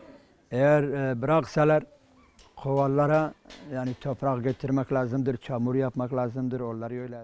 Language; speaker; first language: Turkish; non-native, local second language; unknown